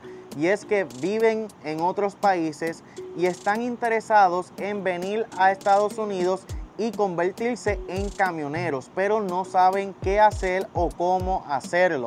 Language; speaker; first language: Spanish; native; Spanish